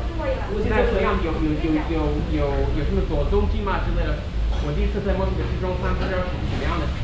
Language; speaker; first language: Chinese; non-native, fluent; English